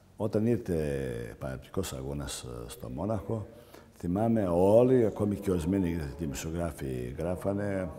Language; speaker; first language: Greek; non-native, fluent; Serbian